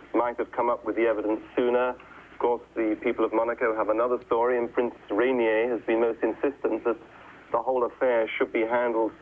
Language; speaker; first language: English; native; English